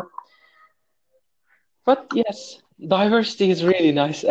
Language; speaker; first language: English; non-native, fluent; Turkish